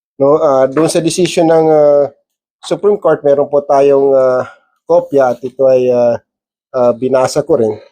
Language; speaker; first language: Filipino; non-native, local second language; Maguindanaon